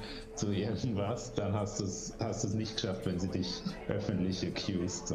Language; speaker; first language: German; native; German